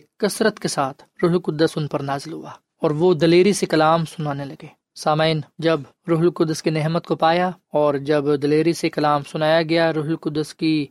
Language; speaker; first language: Urdu; non-native, local second language; Punjabi